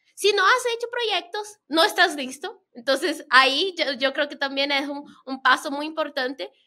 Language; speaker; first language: Spanish; non-native, fluent; Portuguese